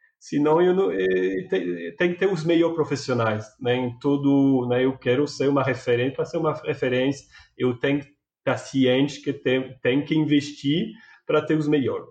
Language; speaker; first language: Portuguese; non-native, fluent; French